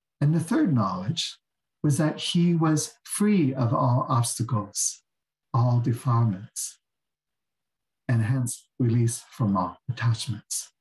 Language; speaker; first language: English; native; English